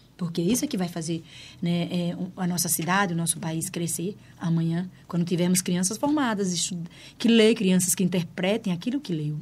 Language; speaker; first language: Portuguese; native; Portuguese